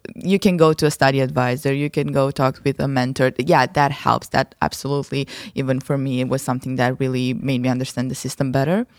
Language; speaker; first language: English; non-native, fluent; Romanian